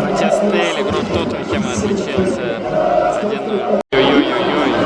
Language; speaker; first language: Russian; native; Russian